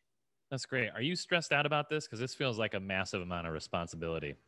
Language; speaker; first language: English; native; English